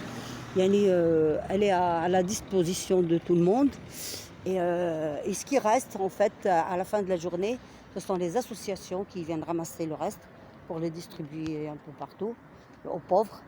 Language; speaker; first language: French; non-native, local second language; Arabic